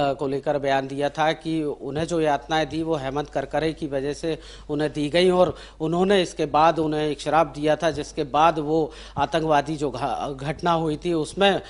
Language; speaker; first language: Hindi; native; Hindi